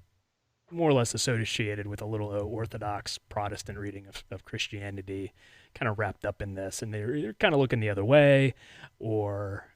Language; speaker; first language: English; native; English